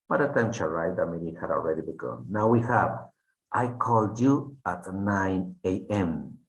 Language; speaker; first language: English; non-native, fluent; Spanish